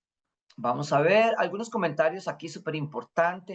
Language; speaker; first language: Spanish; native; Spanish